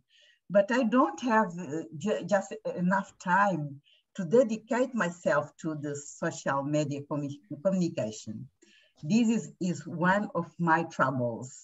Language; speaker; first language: English; non-native, fluent; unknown